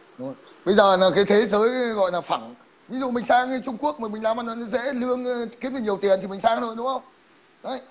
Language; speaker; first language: Vietnamese; native; Vietnamese